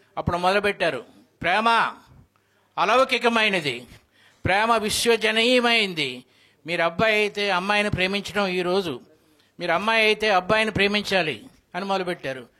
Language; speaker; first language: Telugu; native; Telugu